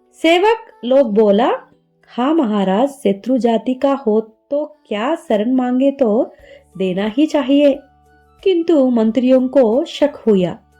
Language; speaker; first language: Hindi; non-native, local second language; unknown